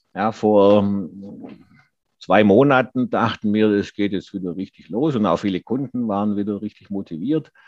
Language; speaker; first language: German; native; German